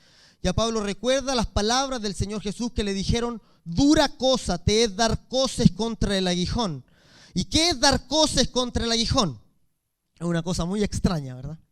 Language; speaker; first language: Spanish; native; Spanish